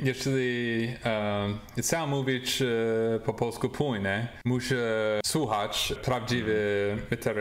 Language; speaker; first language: Polish; non-native, learner; English